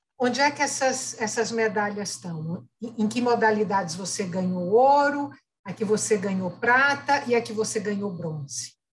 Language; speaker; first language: Portuguese; native; Portuguese